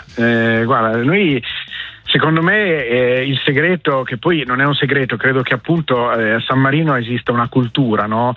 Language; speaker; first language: Italian; native; Italian